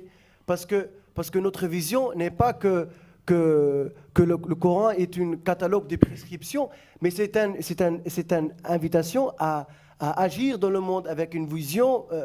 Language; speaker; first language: French; non-native, fluent; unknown